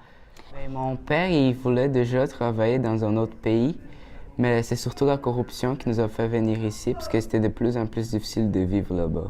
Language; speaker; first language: French; early bilingual, other home language; Portuguese